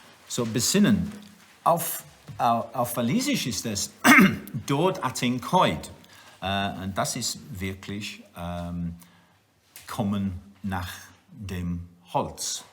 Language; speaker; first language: German; non-native, learner; Welsh